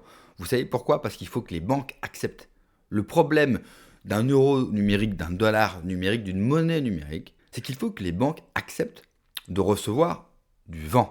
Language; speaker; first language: French; native; French